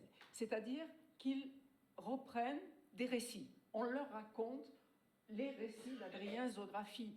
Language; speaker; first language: French; native; French